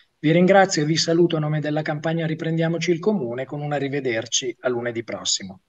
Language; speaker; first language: Italian; native; Italian